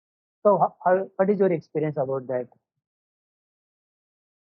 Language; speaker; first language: English; non-native, learner; Marathi